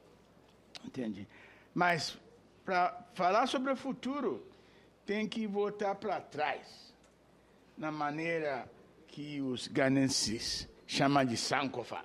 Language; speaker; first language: Portuguese; non-native, fluent; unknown